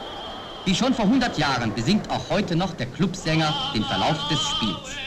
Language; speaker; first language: German; native; German